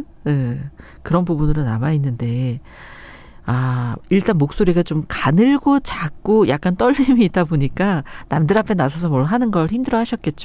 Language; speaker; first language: Korean; native; Korean